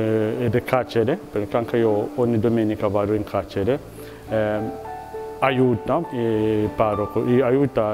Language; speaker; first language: Italian; non-native, learner; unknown